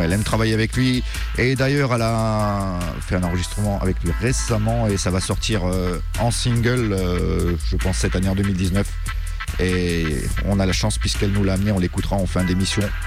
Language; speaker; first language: French; native; French